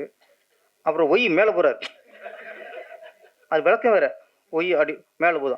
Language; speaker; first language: Tamil; native; Tamil